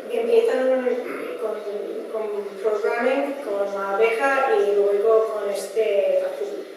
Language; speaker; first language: Spanish; non-native, fluent; Dutch